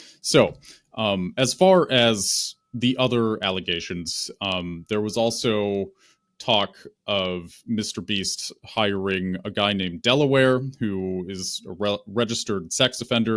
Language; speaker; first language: English; native; English